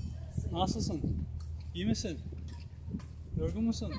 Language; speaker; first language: Turkish; non-native, learner; Persian